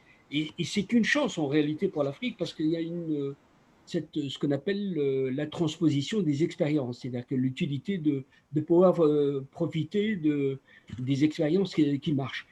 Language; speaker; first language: French; native; French